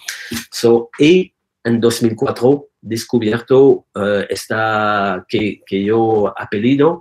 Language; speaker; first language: Spanish; non-native, learner; French